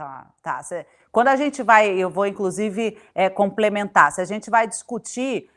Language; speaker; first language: Portuguese; native; Portuguese